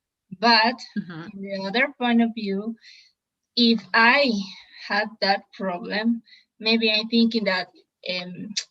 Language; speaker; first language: English; non-native, learner; Spanish